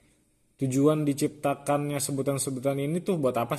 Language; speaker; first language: Indonesian; native; Indonesian